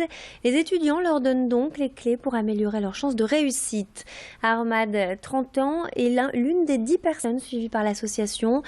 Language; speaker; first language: French; native; French